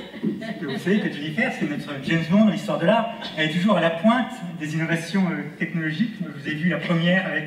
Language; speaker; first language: French; native; French